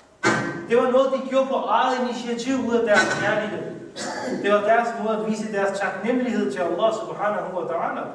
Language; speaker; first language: Danish; early bilingual, other home language; Urdu